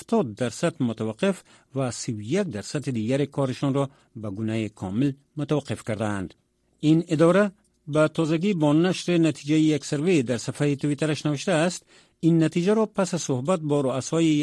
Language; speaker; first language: Persian; native; Persian